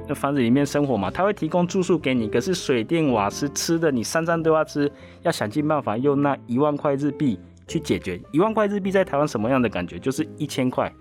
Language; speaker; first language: Chinese; non-native, fluent; Japanese